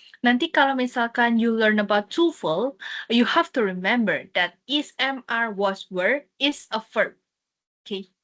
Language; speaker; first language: English; non-native, fluent; Indonesian